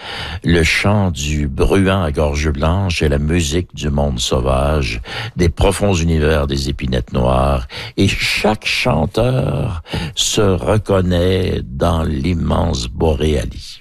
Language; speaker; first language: French; native; French